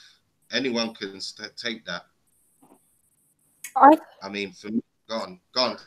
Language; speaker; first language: English; native; English